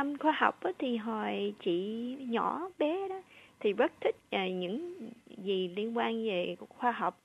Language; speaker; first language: Vietnamese; early bilingual, heritage; Vietnamese